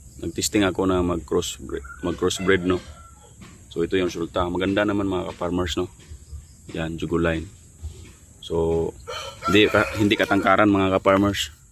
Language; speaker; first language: Filipino; non-native, local second language; Cebuano